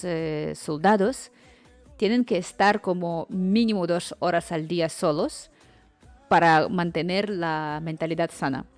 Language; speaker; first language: Spanish; non-native, fluent; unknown